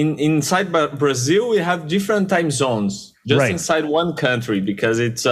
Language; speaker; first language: English; non-native, fluent; Portuguese